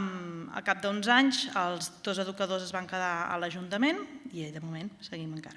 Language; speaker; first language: Catalan; native; Catalan